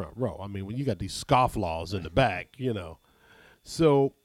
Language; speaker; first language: English; native; English